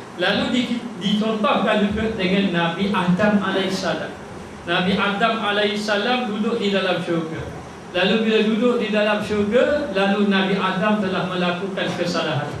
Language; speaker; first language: Malay; native; Malay